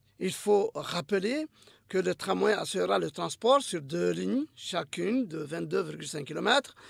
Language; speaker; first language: French; non-native, local second language; Arabic